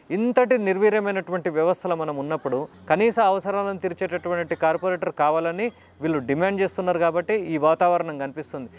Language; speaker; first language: Telugu; native; Telugu